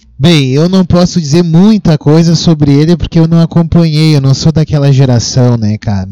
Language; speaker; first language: Portuguese; non-native, local second language; Upper Guinea Crioulo